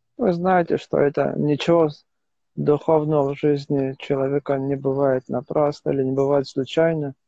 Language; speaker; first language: Russian; non-native, local second language; Armenian